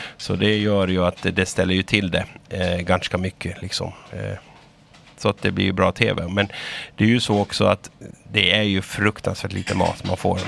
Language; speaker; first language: Swedish; native; Swedish